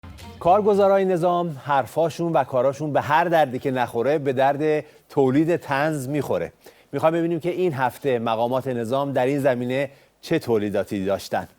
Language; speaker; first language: Persian; native; Persian